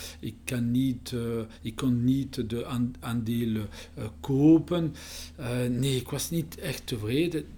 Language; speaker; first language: Dutch; non-native, learner; French